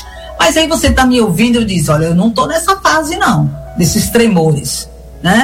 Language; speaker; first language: Portuguese; native; Portuguese